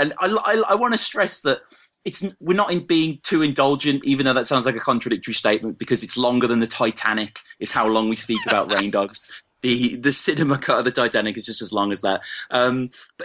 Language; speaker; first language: English; native; English